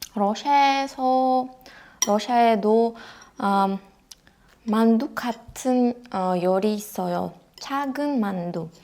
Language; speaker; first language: Korean; non-native, learner; Russian